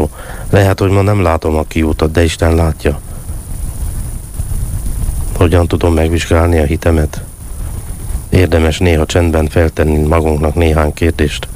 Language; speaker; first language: Hungarian; native; Hungarian